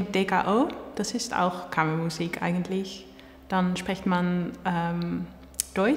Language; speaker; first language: German; non-native, fluent; Arabic